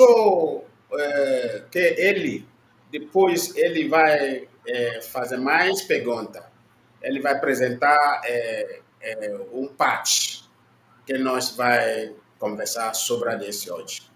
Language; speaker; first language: Portuguese; non-native, learner; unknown